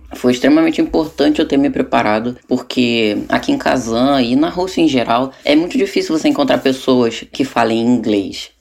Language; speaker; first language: Portuguese; native; Portuguese